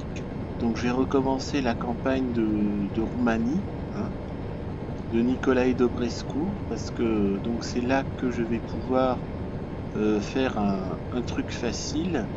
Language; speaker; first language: French; native; French